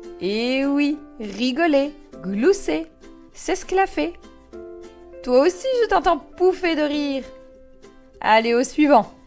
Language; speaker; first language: French; native; French